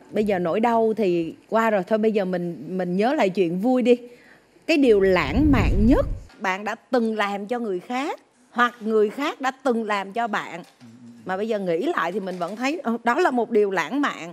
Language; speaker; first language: Vietnamese; native; Vietnamese